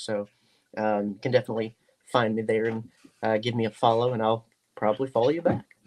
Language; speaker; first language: English; native; English